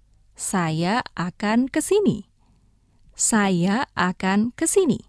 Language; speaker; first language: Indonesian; non-native, fluent; Japanese